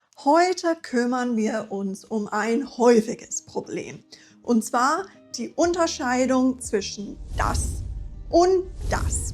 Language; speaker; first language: German; non-native, fluent; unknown